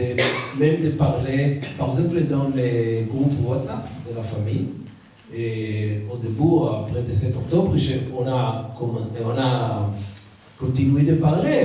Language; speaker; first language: French; non-native, learner; Hebrew